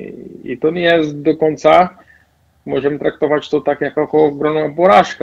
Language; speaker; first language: Polish; non-native, fluent; Portuguese